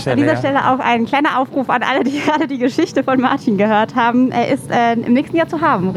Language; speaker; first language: German; native; German